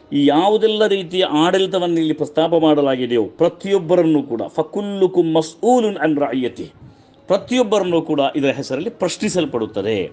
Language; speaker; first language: Kannada; non-native, local second language; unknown